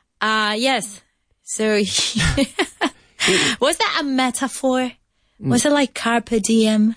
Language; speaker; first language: English; non-native, fluent; Spanish